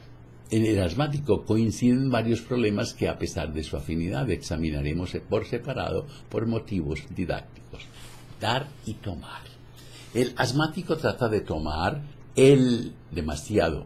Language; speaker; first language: Spanish; native; Spanish